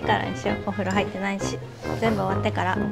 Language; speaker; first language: Japanese; native; Japanese